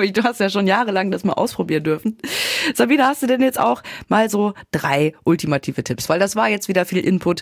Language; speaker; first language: German; native; German